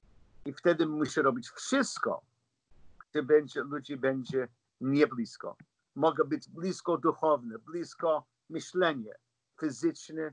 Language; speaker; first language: Polish; non-native, learner; English